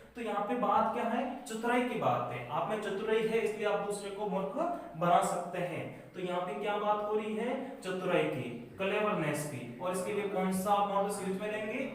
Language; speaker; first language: Hindi; native; Hindi